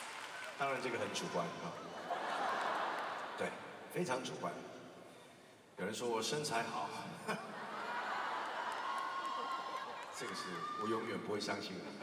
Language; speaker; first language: Chinese; non-native, local second language; Cantonese